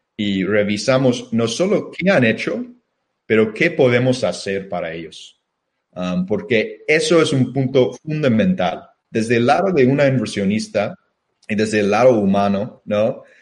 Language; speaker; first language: Spanish; non-native, fluent; English